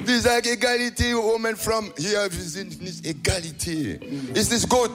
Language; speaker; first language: English; non-native, learner; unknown